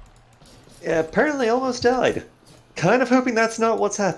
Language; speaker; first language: English; native; English